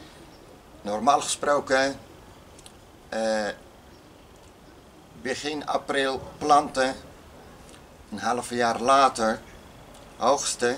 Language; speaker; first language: Dutch; non-native, learner; Arabic